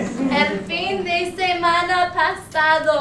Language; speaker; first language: Spanish; non-native, fluent; English